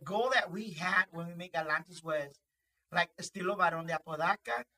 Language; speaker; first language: English; early bilingual, other home language; Spanish